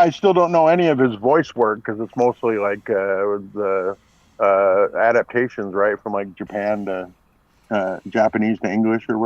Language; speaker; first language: English; native; English